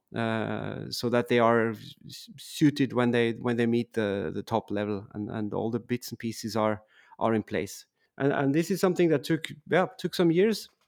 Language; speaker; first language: English; non-native, fluent; German